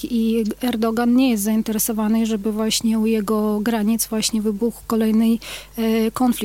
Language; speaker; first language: Polish; non-native, fluent; Ukrainian